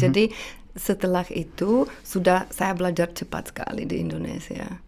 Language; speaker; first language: Indonesian; non-native, fluent; Czech